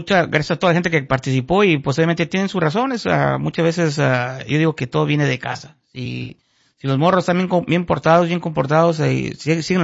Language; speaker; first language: Spanish; native; Spanish